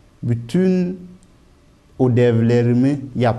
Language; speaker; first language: Turkish; non-native, learner; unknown